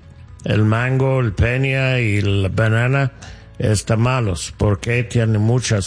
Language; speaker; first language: Spanish; non-native, learner; English